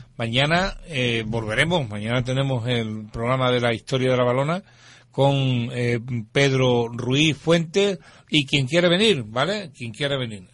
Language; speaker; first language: Spanish; native; Spanish